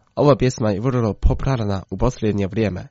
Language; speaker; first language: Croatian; non-native, fluent; Chinese